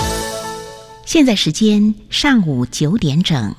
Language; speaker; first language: Chinese; native; Chinese